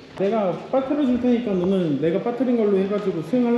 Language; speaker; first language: Korean; native; Korean